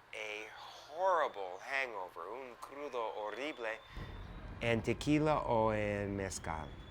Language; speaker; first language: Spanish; non-native, fluent; English